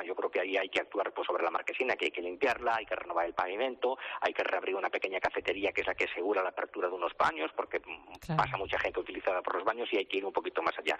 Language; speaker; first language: Spanish; native; Spanish